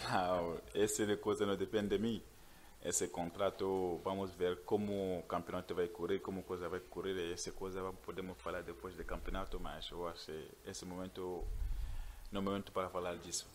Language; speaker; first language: Portuguese; non-native, learner; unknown